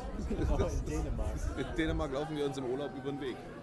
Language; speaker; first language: German; native; German